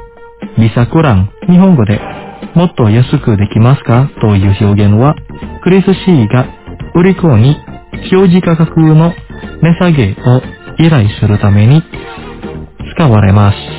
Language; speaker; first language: Japanese; non-native, fluent; Indonesian